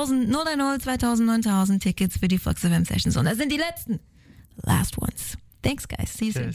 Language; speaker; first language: German; native; German